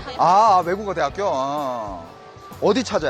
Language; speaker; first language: Korean; non-native, fluent; Chinese